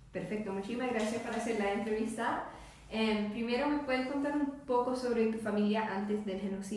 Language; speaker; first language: Spanish; non-native, learner; English